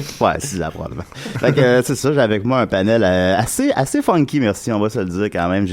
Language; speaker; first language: French; native; French